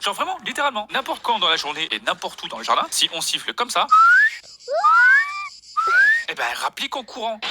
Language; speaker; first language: French; native; French